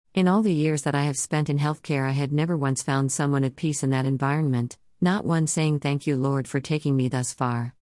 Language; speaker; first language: English; non-native, local second language; Jamaican Creole English